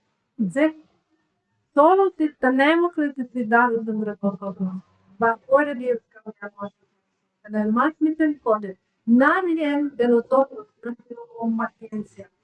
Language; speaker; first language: Spanish; non-native, learner; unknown